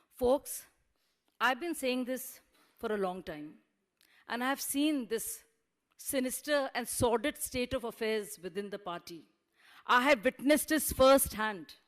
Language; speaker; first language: English; non-native, local second language; Hindi